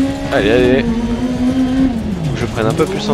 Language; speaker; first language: French; native; French